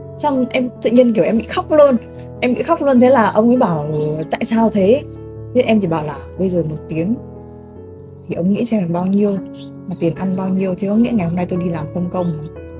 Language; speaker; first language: Vietnamese; native; Vietnamese